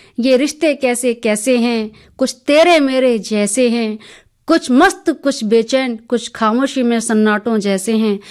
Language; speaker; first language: Hindi; native; Hindi